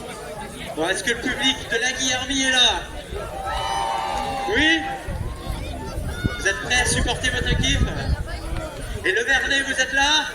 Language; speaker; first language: French; native; French